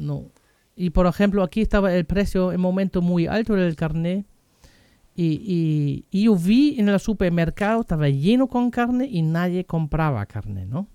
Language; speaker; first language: Spanish; non-native, fluent; German